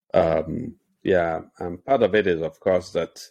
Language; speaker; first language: English; non-native, local second language; Igbo